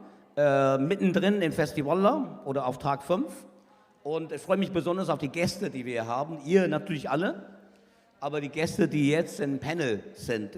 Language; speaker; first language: German; non-native, fluent; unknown